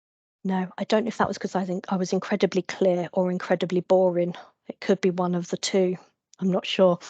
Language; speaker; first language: English; native; English